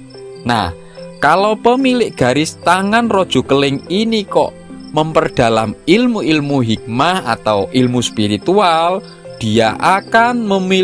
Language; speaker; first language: Indonesian; non-native, local second language; Javanese